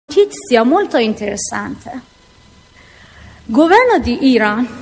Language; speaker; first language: Italian; non-native, learner; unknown